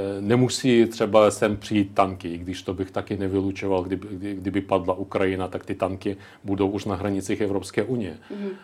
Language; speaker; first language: Czech; non-native, local second language; Ukrainian